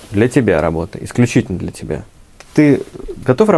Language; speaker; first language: Russian; native; Russian